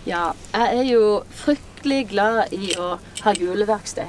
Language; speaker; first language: Norwegian; native; Norwegian